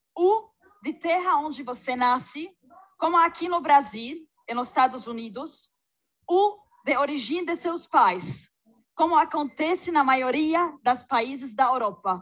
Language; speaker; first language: Portuguese; non-native, fluent; Arabic